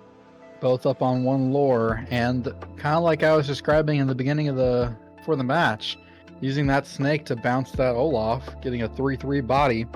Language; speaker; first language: English; native; English